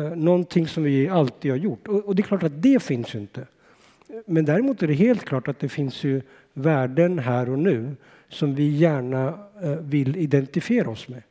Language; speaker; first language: Swedish; early bilingual, other home language; Urdu